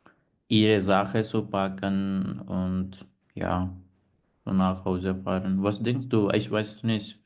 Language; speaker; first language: German; non-native, learner; Punjabi